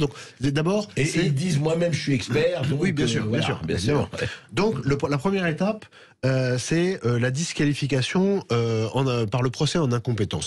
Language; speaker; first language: French; native; French